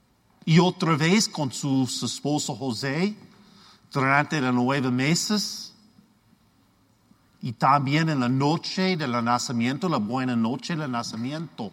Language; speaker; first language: Spanish; non-native, learner; English